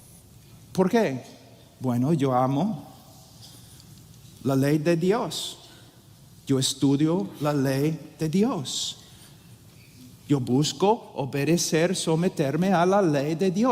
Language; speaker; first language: Spanish; non-native, fluent; English